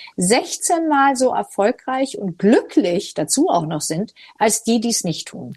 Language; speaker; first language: German; native; German